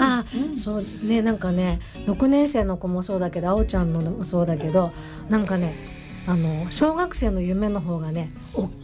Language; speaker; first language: Japanese; native; Japanese